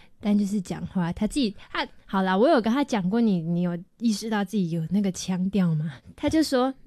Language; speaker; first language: Chinese; native; Chinese